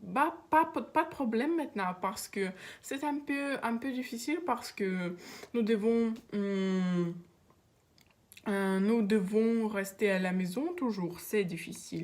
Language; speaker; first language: French; non-native, learner; Russian